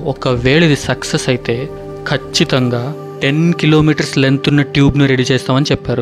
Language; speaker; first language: Telugu; native; Telugu